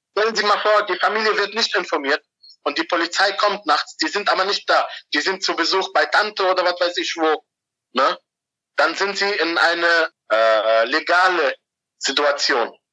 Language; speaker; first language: German; non-native, fluent; Arabic